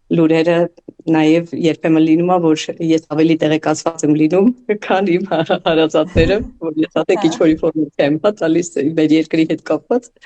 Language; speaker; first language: Armenian; native; Armenian